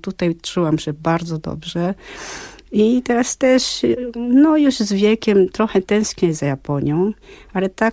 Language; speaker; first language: Polish; non-native, fluent; Japanese